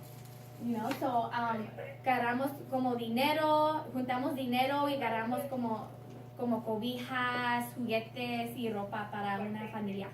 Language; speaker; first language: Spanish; early bilingual, heritage; Spanish